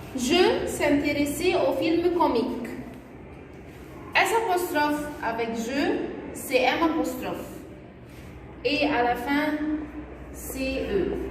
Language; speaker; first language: French; non-native, fluent; Arabic